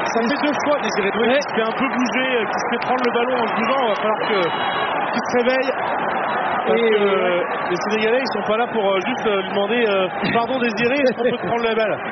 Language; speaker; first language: French; native; French